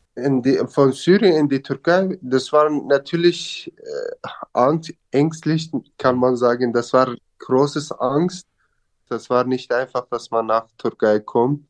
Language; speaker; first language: German; non-native, fluent; Kurdish